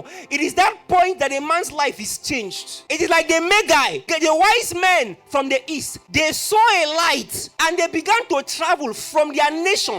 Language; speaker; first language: English; non-native, local second language; Yoruba